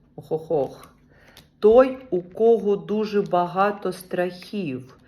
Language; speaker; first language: Ukrainian; native; Ukrainian